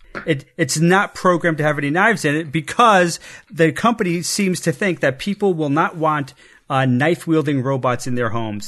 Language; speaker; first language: English; native; English